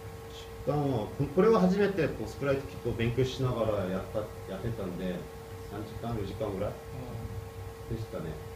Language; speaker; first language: Japanese; non-native, fluent; Korean